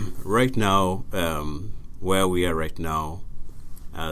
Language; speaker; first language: English; non-native, local second language; Ganda